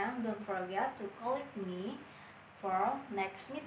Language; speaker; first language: English; non-native, learner; Indonesian